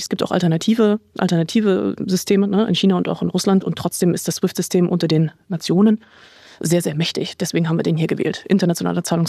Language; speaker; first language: German; native; German